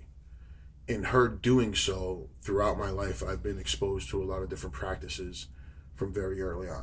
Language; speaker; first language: English; native; English